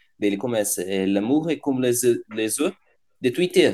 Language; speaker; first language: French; non-native, learner; Portuguese